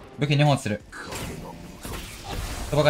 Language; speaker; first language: Japanese; native; Japanese